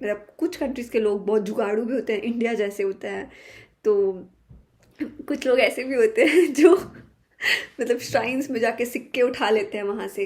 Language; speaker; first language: Hindi; native; Hindi